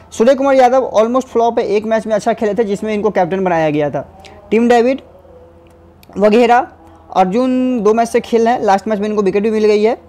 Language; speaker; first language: Hindi; native; Hindi